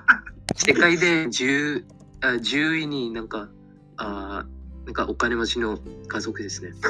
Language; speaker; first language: Japanese; non-native, fluent; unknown